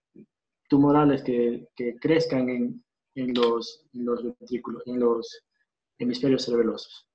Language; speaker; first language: Spanish; native; Spanish